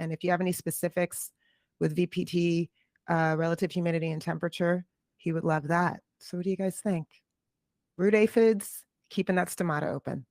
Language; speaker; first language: English; native; English